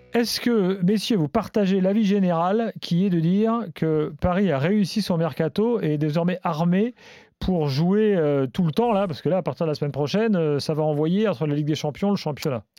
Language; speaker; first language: French; native; French